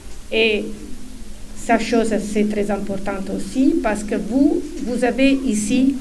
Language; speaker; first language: French; non-native, fluent; Italian